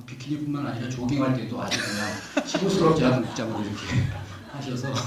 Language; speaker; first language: Korean; native; Korean